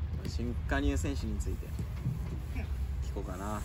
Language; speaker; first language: Japanese; native; Japanese